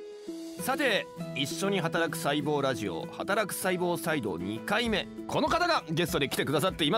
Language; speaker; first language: Japanese; native; Japanese